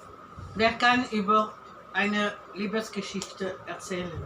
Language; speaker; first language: German; non-native, fluent; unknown